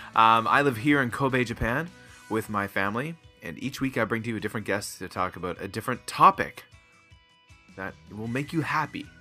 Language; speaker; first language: English; native; English